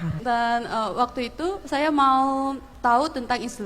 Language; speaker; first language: Indonesian; non-native, fluent; Korean